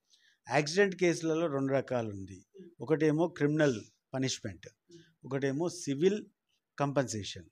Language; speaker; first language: Telugu; native; Telugu